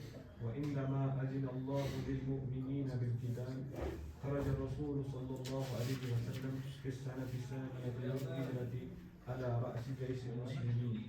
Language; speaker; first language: Arabic; non-native, learner; Urdu